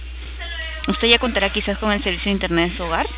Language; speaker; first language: Spanish; native; Spanish